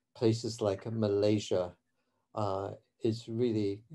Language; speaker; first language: English; early bilingual, other home language; Cantonese